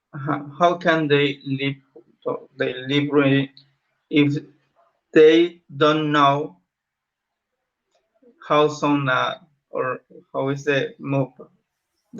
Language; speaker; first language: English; non-native, learner; Spanish